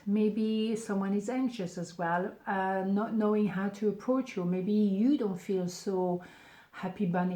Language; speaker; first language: English; non-native, fluent; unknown